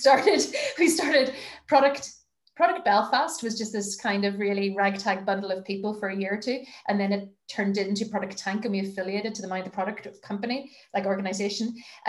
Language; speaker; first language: English; native; English